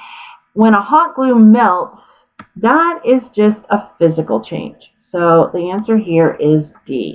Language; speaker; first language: English; native; English